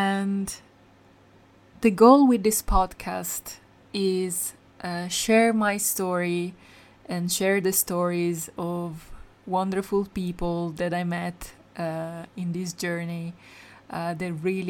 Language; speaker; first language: English; non-native, fluent; Italian